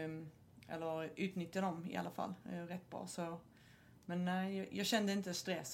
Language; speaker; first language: Swedish; non-native, fluent; English